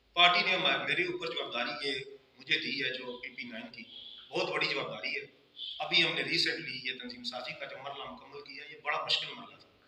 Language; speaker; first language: Urdu; non-native, local second language; Punjabi